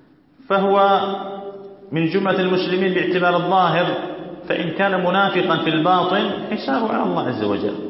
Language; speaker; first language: Arabic; native; Arabic